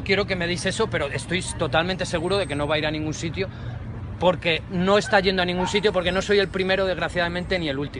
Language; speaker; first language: Spanish; native; Spanish